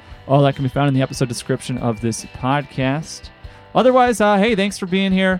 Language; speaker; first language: English; native; English